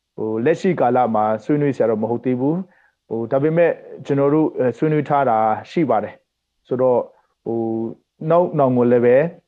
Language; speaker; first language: Burmese; non-native, local second language; Hakha Chin